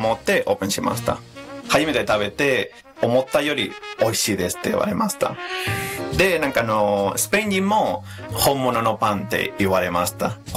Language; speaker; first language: Japanese; non-native, fluent; Spanish